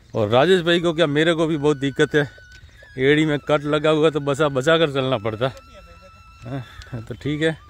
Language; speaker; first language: Hindi; non-native, local second language; Gujarati